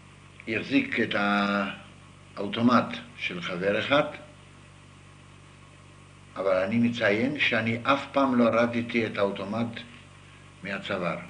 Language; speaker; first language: Hebrew; non-native, fluent; Yiddish